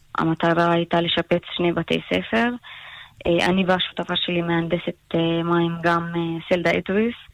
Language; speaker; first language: Hebrew; non-native, local second language; Arabic